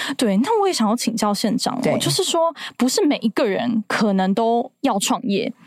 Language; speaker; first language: Chinese; native; Chinese